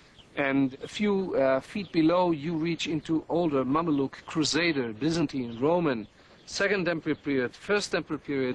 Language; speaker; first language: English; non-native, fluent; Hebrew